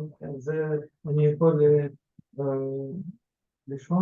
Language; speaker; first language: Hebrew; non-native, learner; Russian